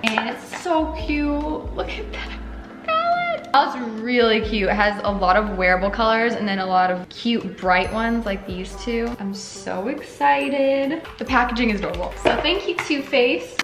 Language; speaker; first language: English; native; English